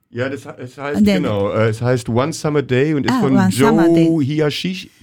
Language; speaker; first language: German; native; German